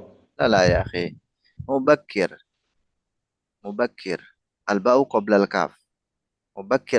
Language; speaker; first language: Arabic; non-native, fluent; Indonesian